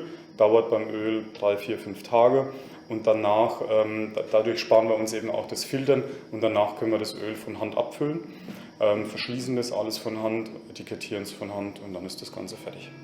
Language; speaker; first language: German; native; German